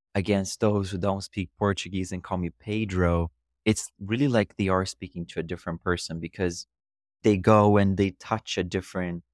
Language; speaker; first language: English; non-native, fluent; Portuguese